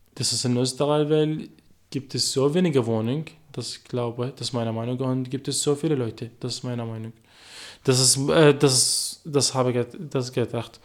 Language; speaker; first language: German; non-native, learner; Arabic